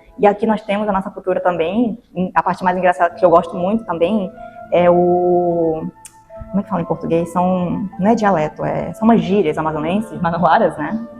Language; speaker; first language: Portuguese; non-native, fluent; Japanese